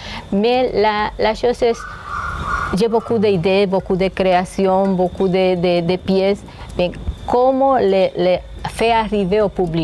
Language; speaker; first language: French; non-native, fluent; Spanish